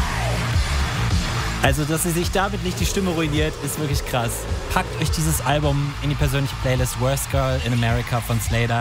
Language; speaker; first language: German; native; German